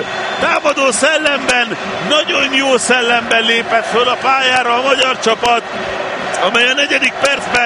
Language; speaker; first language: Hungarian; native; Hungarian